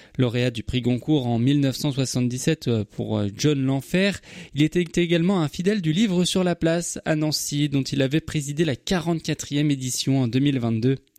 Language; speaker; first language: French; native; French